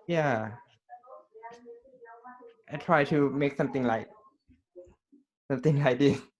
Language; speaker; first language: English; non-native, learner; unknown